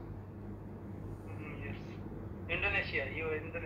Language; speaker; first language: English; non-native, learner; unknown